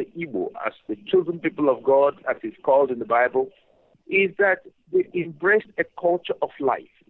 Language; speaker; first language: English; non-native, local second language; Igbo